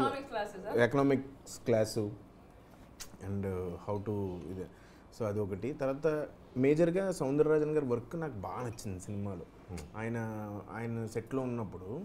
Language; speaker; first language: Telugu; native; Telugu